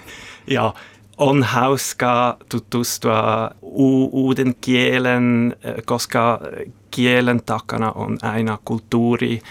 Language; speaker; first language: Finnish; non-native, learner; German